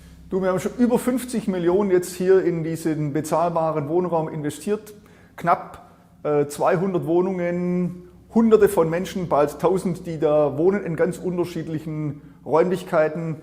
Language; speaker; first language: German; native; German